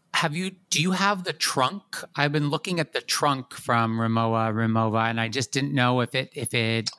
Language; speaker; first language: English; native; English